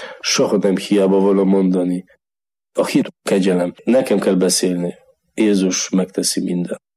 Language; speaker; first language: Hungarian; non-native, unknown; Polish